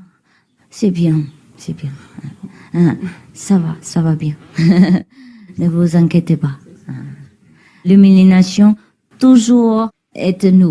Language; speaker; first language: French; non-native, learner; Vietnamese